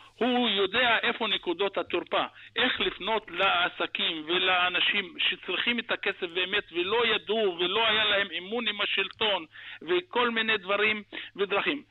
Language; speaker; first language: Hebrew; non-native, local second language; Arabic